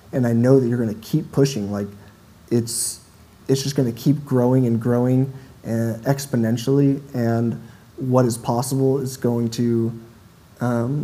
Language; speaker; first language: English; native; English